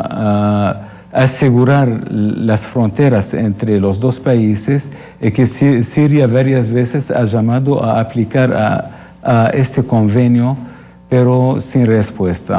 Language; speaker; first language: Spanish; non-native, fluent; Arabic